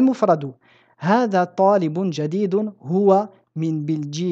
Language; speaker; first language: Arabic; non-native, fluent; French